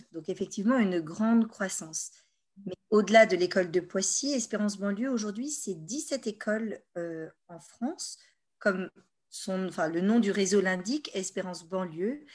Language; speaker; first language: French; native; French